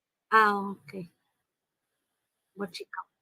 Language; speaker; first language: English; non-native, learner; Spanish